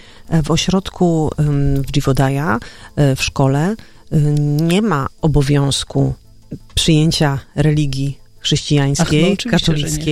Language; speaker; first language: Polish; native; Polish